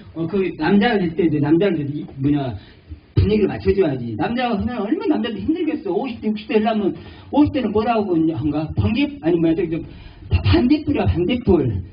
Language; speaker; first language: Korean; native; Korean